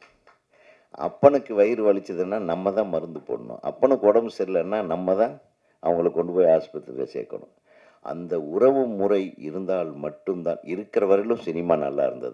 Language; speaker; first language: Tamil; native; Tamil